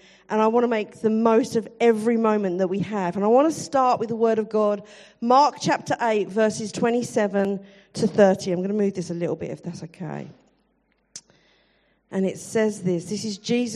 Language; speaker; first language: English; native; English